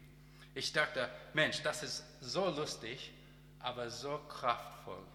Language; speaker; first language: German; non-native, learner; English